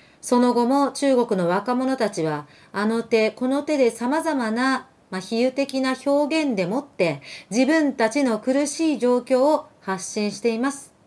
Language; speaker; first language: Japanese; early bilingual, other home language; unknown